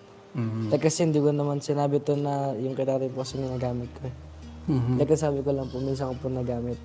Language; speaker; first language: Filipino; native; Filipino